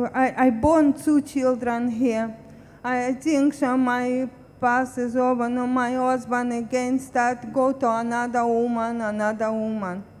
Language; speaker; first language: English; non-native, learner; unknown